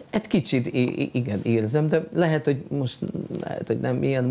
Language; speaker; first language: Hungarian; non-native, fluent; Polish